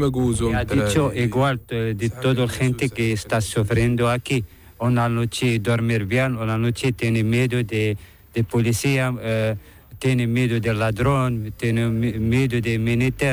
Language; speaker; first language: Spanish; non-native, learner; Arabic